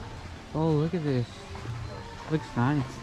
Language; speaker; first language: English; non-native, fluent; Indonesian